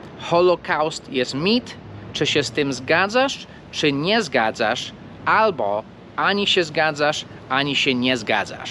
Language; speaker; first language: Polish; non-native, fluent; English